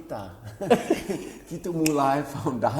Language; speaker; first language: Indonesian; non-native, fluent; English